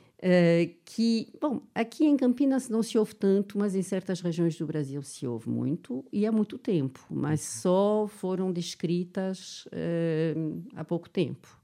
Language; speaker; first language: Portuguese; non-native, fluent; French